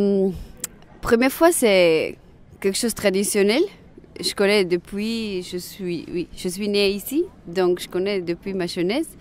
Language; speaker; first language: French; non-native, local second language; Swiss German